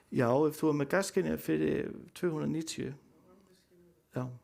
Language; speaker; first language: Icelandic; non-native, learner; Danish